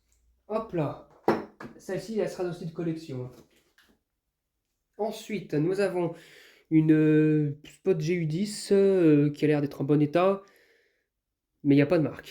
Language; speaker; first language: French; native; French